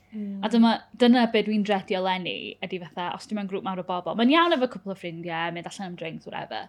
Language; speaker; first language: Welsh; native; Welsh